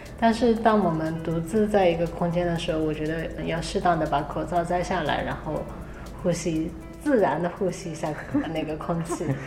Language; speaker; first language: Chinese; native; Chinese